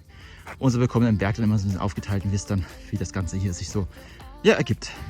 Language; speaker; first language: German; native; German